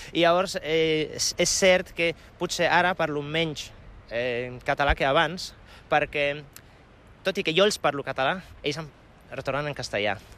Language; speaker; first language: Catalan; non-native, fluent; Polish